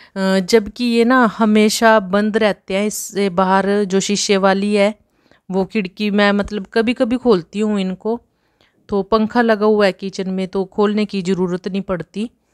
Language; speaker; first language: Hindi; native; Hindi